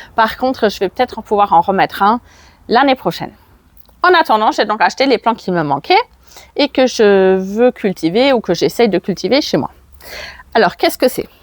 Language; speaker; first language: French; non-native, fluent; German